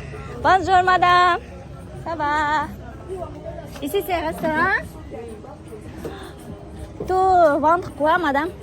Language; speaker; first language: French; non-native, learner; Kazakh